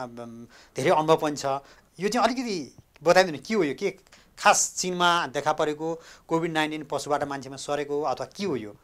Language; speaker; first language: Nepali; native; Nepali